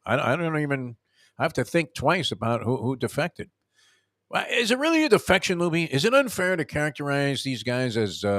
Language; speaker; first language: English; native; English